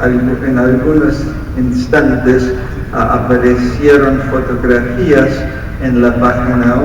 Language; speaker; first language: Spanish; non-native, fluent; English